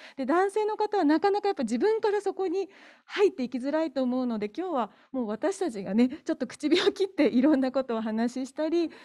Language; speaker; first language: Japanese; native; Japanese